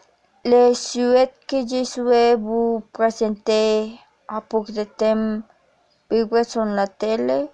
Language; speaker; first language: French; non-native, learner; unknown